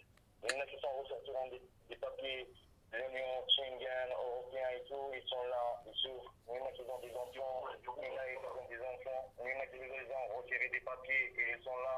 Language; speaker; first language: French; non-native, local second language; Arabic